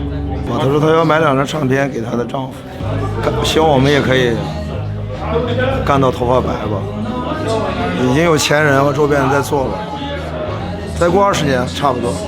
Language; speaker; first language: Chinese; native; Chinese